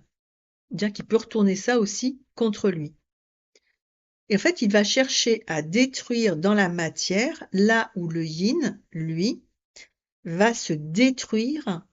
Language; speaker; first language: French; native; French